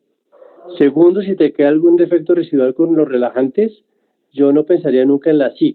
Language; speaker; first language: Spanish; native; Spanish